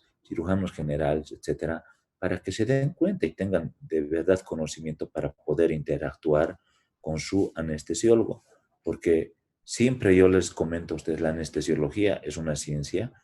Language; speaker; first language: Spanish; native; Spanish